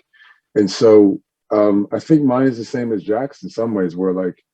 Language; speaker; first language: English; native; English